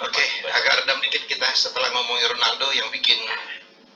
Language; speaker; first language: Indonesian; native; Indonesian